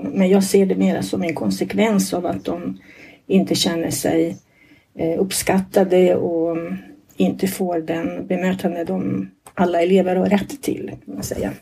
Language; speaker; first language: Swedish; non-native, fluent; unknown